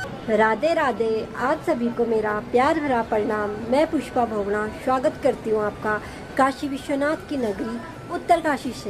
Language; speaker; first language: Hindi; native; Hindi